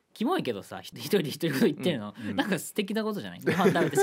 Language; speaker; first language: Japanese; native; Japanese